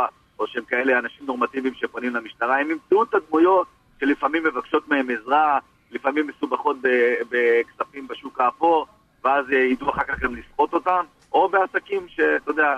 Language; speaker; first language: Hebrew; native; Hebrew